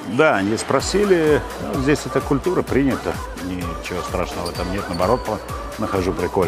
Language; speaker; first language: Russian; native; Russian